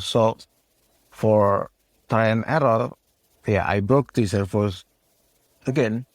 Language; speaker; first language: English; non-native, learner; Indonesian